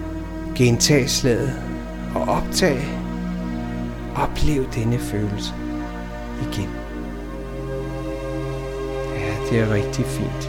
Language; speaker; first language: Danish; native; Danish